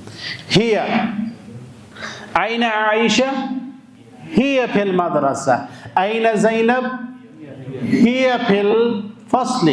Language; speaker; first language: Arabic; non-native, local second language; Urdu